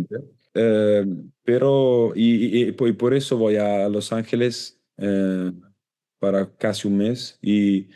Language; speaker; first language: Spanish; non-native, learner; Italian